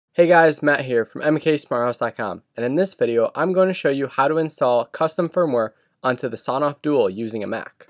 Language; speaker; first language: English; native; English